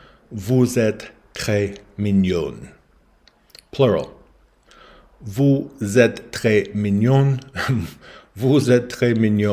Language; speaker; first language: French; non-native, learner; English